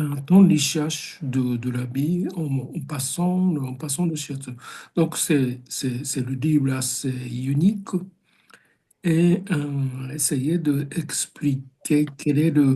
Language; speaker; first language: French; non-native, learner; Japanese